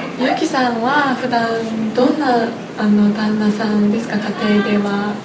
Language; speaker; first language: Japanese; non-native, fluent; Korean